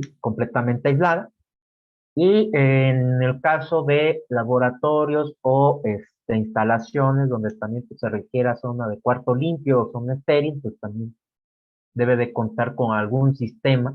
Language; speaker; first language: Spanish; native; Spanish